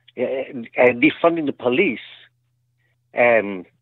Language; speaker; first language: English; native; English